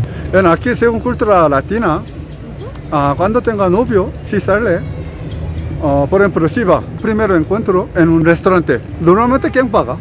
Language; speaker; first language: Spanish; non-native, learner; Korean